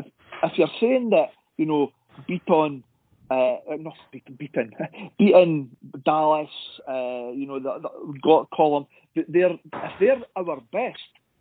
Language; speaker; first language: English; native; English